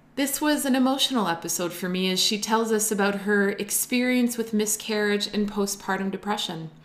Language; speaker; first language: English; native; English